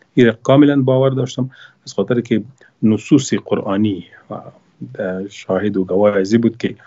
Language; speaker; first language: Persian; native; Persian